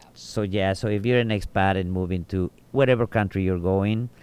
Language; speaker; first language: English; non-native, fluent; Spanish